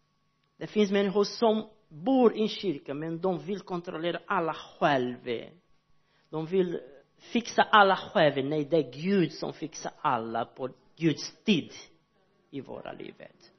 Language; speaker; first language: Swedish; non-native, learner; Portuguese